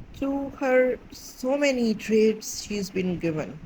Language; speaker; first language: English; non-native, local second language; Urdu